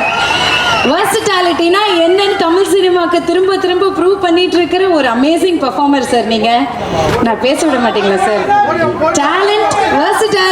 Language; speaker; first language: Tamil; native; Tamil